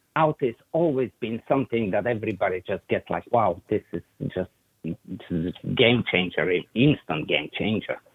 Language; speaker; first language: English; non-native, fluent; Bulgarian